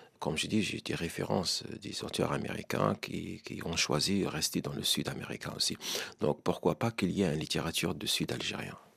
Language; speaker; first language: French; non-native, local second language; Arabic